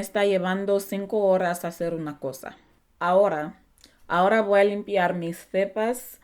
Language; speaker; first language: Spanish; non-native, learner; English